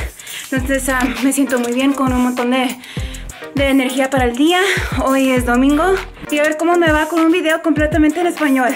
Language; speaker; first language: Spanish; early bilingual, heritage; Spanish